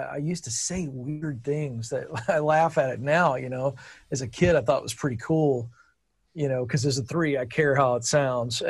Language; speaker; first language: English; native; English